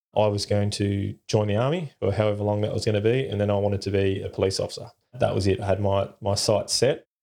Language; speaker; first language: English; native; English